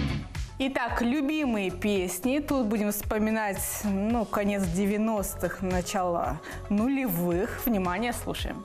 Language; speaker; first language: Russian; native; Russian